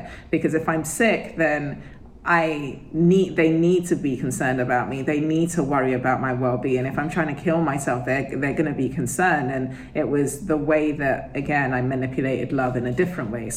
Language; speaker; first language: English; native; English